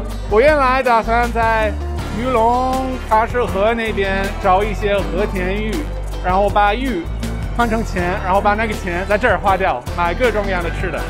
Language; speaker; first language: Chinese; non-native, fluent; English